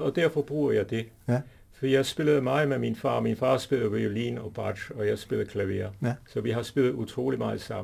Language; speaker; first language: Danish; non-native, fluent; English